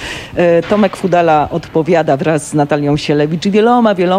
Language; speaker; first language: Polish; native; Polish